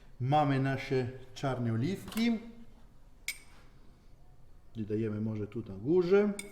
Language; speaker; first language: Polish; non-native, learner; Italian